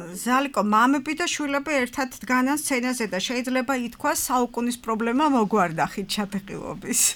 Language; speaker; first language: Georgian; native; Georgian